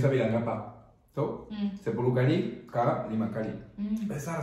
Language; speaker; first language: Indonesian; non-native, learner; French